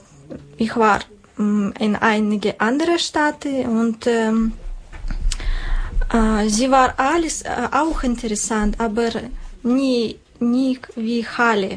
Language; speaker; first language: German; non-native, learner; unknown